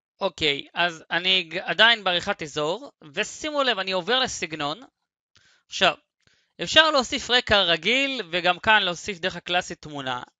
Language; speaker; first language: Hebrew; native; Hebrew